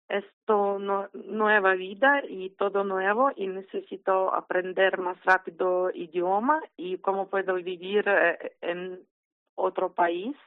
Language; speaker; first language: Spanish; non-native, learner; Ukrainian